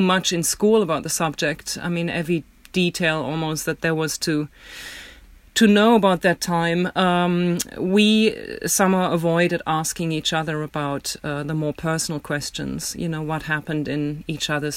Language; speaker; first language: English; non-native, fluent; German